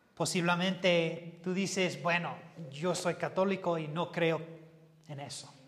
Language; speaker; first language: Spanish; non-native, fluent; English